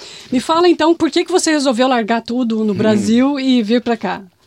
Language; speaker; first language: Portuguese; native; Portuguese